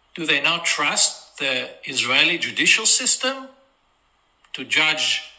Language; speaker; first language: English; non-native, fluent; Hebrew